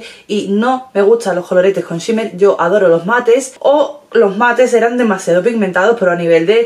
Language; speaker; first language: Spanish; native; Spanish